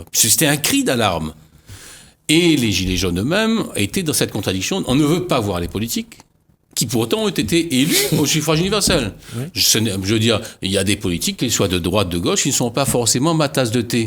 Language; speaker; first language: French; native; French